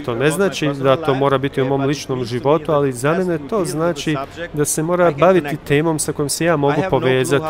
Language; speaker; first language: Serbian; early bilingual, heritage; Albanian